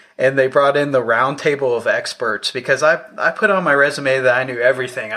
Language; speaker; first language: English; native; English